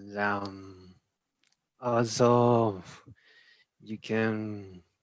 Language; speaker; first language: English; non-native, learner; Spanish